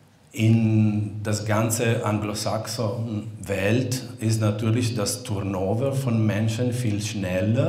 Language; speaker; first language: German; non-native, fluent; Italian